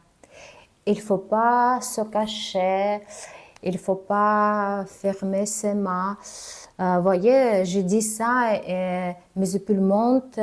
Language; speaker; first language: French; non-native, fluent; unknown